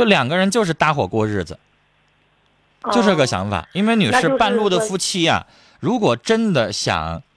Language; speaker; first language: Chinese; native; Chinese